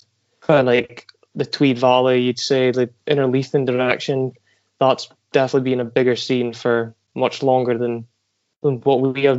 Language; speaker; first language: English; native; English